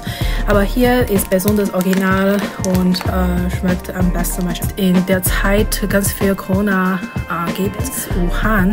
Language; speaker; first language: German; non-native, learner; Chinese